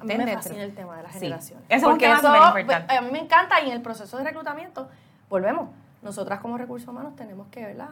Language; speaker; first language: Spanish; native; Spanish